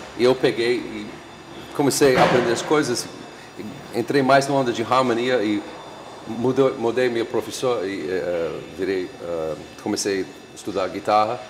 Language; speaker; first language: Portuguese; non-native, fluent; English